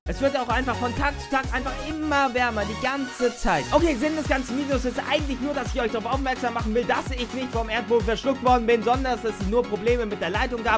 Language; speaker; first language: German; native; German